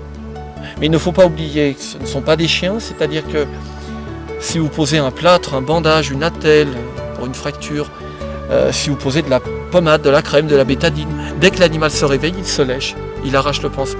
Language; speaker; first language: French; native; French